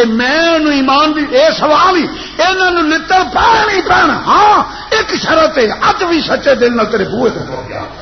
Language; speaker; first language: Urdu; non-native, local second language; Punjabi